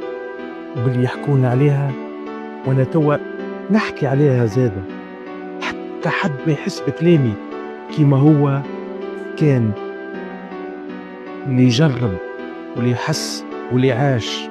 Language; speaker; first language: Arabic; native; Arabic